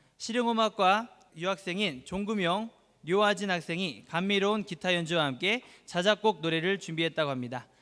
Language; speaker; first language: Korean; native; Korean